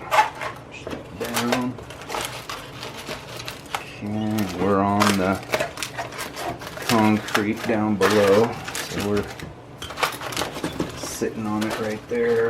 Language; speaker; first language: English; native; English